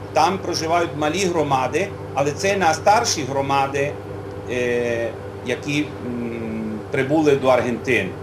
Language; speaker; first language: Ukrainian; early bilingual, heritage; Ukrainian